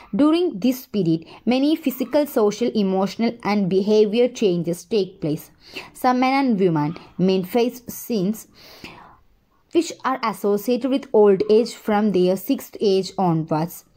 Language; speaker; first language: English; non-native, local second language; Malayalam